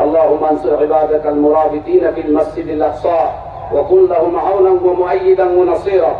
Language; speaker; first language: Arabic; non-native, fluent; Bangla